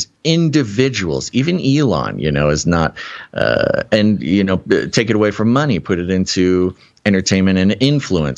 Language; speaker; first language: English; native; English